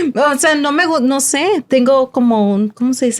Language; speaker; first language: Spanish; early bilingual, heritage; Spanish